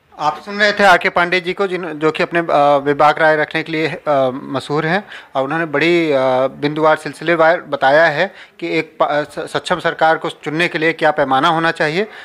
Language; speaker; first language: Hindi; native; Hindi